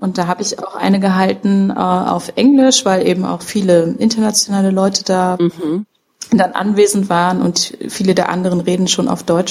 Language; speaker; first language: German; native; German